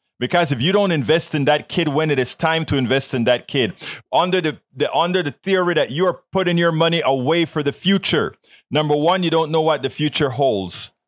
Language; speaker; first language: English; non-native, fluent; Spanish